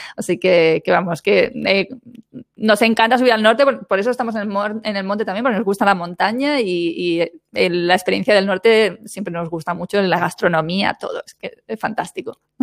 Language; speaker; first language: Spanish; native; Spanish